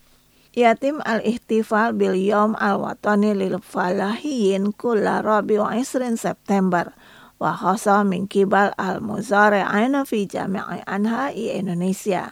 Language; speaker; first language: Arabic; non-native, fluent; Indonesian